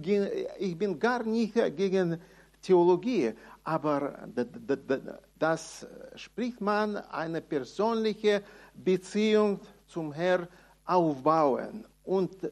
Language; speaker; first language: German; non-native, fluent; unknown